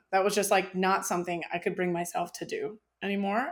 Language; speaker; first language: English; early bilingual, other home language; German